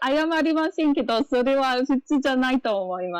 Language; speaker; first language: Japanese; non-native, fluent; English